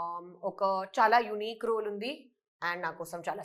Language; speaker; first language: Telugu; non-native, local second language; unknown